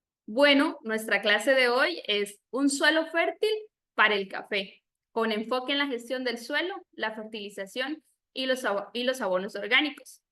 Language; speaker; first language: Spanish; native; Spanish